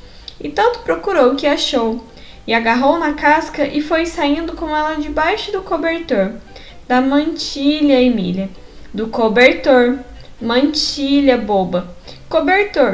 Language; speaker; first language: Portuguese; native; Portuguese